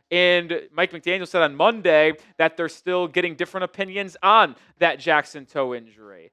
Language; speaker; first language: English; native; English